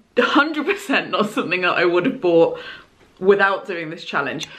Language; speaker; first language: English; native; English